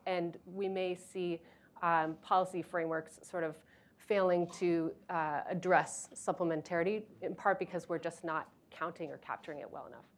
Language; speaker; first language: English; native; English